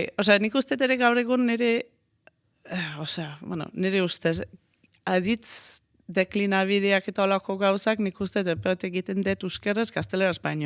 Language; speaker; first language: Basque; non-native, fluent; Danish